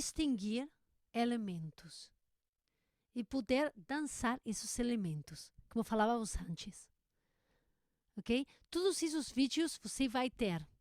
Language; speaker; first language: Portuguese; non-native, learner; Spanish